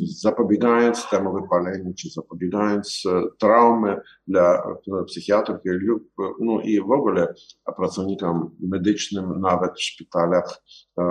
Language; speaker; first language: Polish; non-native, learner; Ukrainian